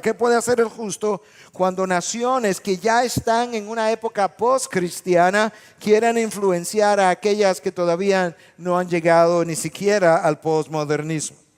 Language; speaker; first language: Spanish; native; Spanish